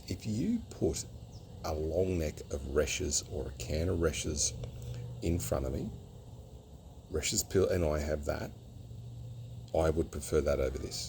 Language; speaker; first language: English; native; English